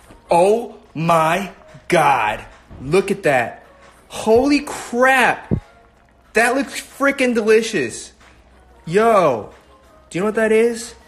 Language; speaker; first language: English; early bilingual, other home language; Korean